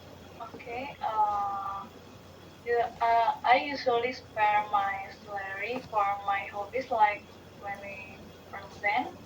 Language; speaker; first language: English; non-native, learner; Indonesian